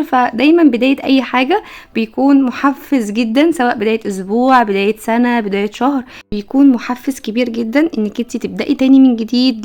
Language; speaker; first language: Arabic; native; Arabic